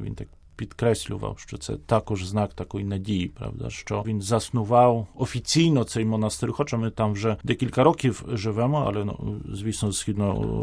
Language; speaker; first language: Ukrainian; non-native, fluent; Polish